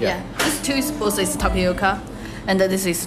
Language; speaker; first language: English; non-native, learner; Chinese